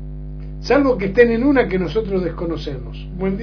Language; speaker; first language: Spanish; native; Spanish